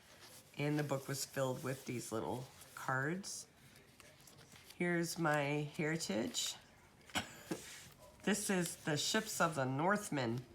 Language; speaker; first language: English; native; English